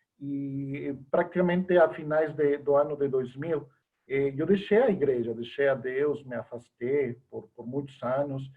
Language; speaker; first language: Portuguese; non-native, fluent; Spanish